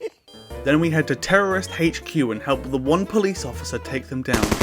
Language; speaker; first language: English; native; English